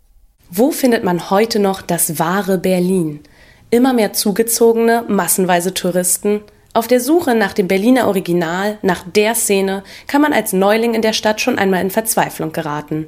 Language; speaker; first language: German; native; German